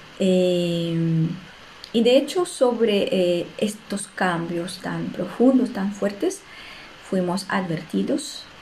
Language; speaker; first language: Spanish; non-native, fluent; Russian